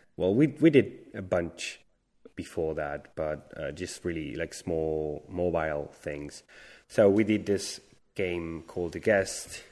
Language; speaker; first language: English; non-native, fluent; Spanish